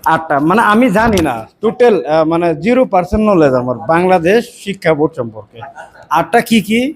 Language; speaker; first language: Bangla; non-native, local second language; Assamese